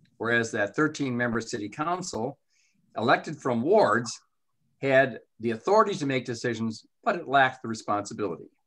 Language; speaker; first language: English; native; English